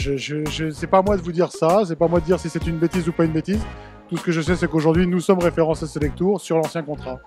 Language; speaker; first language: French; native; French